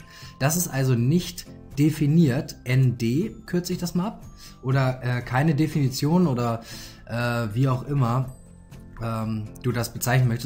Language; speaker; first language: German; native; German